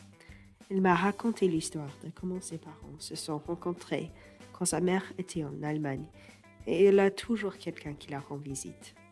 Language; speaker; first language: French; non-native, fluent; English